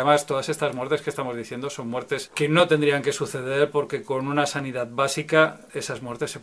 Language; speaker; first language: Spanish; native; Spanish